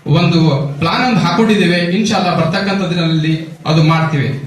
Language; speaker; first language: Kannada; non-native, local second language; Urdu